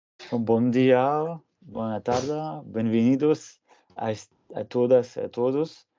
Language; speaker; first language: Portuguese; non-native, fluent; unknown